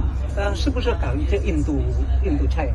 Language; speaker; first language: Chinese; non-native, learner; Indonesian